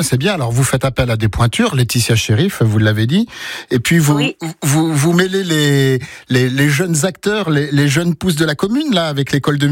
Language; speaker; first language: French; native; French